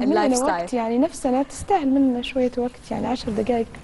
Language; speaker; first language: Arabic; native; Arabic